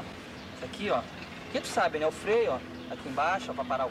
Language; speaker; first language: Portuguese; native; Portuguese